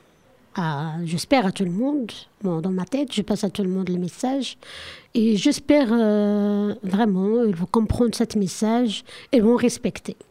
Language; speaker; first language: French; non-native, learner; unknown